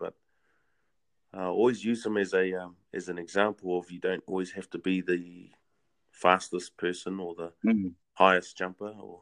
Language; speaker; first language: English; native; English